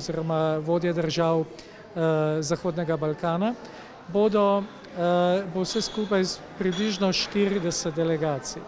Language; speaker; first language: Slovenian; native; Slovenian